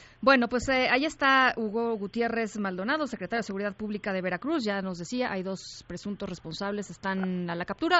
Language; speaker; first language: Spanish; native; Spanish